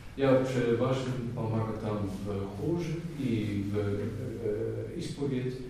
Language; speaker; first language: Polish; non-native, learner; Dutch